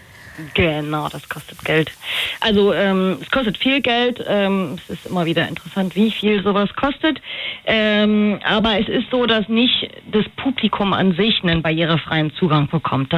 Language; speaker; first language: German; native; German